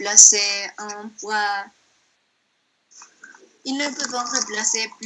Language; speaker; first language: French; non-native, learner; Spanish